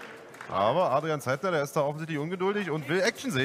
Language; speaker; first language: German; native; German